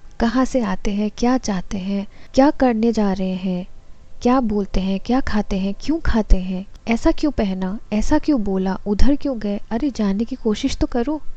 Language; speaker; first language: Hindi; non-native, local second language; Assamese